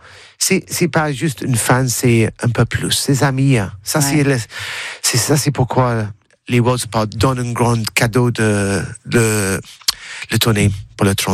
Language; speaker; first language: French; non-native, learner; English